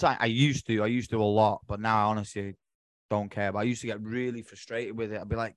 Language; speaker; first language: English; native; English